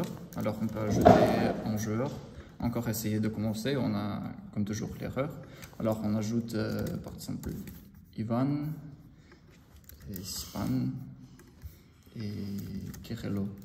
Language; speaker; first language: French; non-native, learner; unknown